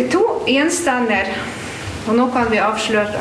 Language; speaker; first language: Norwegian; non-native, fluent; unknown